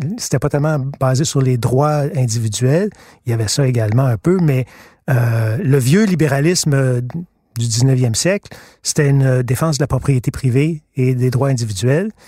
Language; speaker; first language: French; native; French